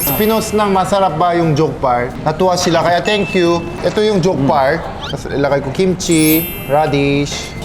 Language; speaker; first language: Filipino; non-native, fluent; Korean